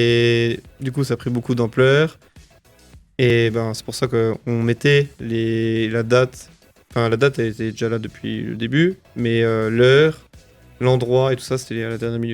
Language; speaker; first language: French; native; French